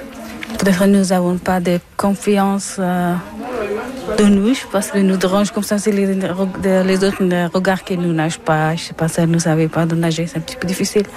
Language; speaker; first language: French; non-native, learner; Persian